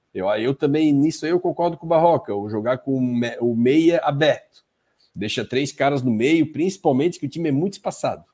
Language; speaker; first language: Portuguese; native; Portuguese